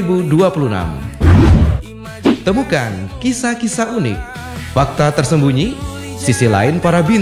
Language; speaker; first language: Indonesian; native; Indonesian